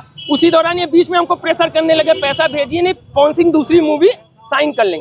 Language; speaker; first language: Hindi; native; Hindi